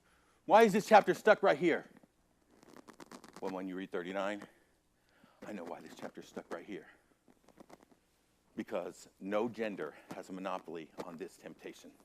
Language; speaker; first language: English; native; English